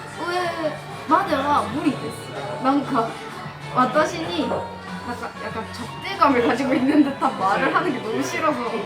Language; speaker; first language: Japanese; non-native, learner; Korean